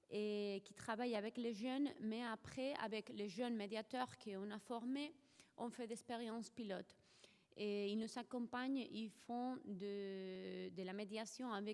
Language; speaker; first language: French; non-native, fluent; Spanish